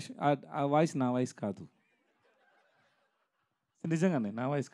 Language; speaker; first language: Telugu; non-native, learner; Tamil